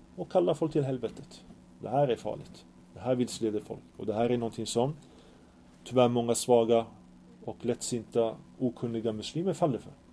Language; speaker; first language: Swedish; early bilingual, other home language; Arabic